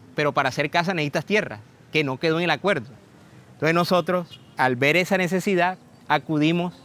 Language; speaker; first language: Spanish; native; Spanish